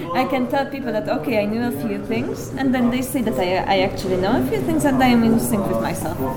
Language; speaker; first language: English; non-native, fluent; Hungarian